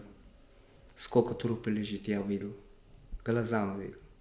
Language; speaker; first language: Russian; non-native, learner; Uzbek